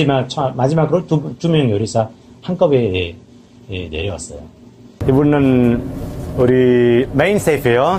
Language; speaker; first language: Korean; non-native, fluent; Nepali